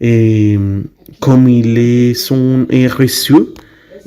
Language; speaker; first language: French; non-native, learner; Spanish